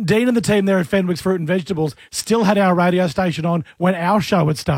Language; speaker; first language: English; native; English